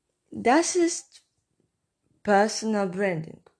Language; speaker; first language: German; non-native, learner; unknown